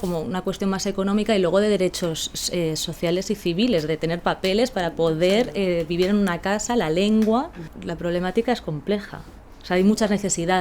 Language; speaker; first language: Spanish; native; Spanish